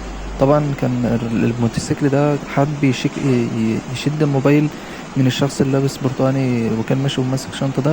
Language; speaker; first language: Arabic; native; Arabic